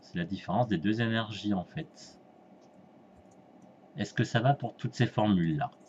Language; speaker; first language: French; native; French